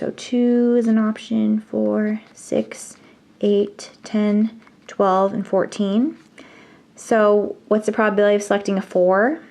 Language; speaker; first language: English; native; English